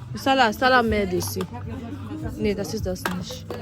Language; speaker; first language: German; non-native, learner; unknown